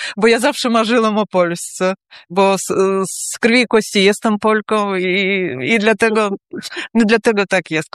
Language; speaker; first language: Polish; early bilingual, heritage; Polish